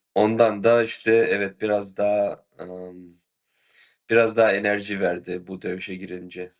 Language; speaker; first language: Turkish; early bilingual, other home language; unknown